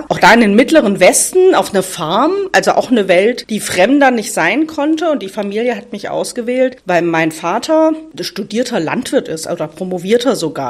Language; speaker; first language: German; native; German